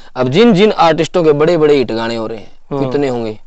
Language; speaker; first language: Hindi; native; Hindi